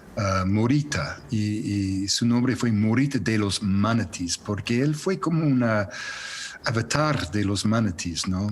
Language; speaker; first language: Spanish; non-native, fluent; English